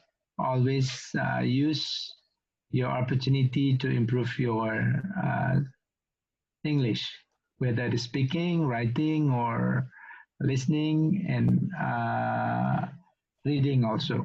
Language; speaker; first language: English; non-native, local second language; Indonesian